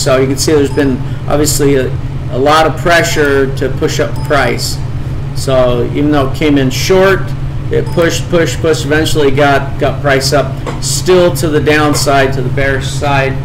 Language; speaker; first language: English; native; English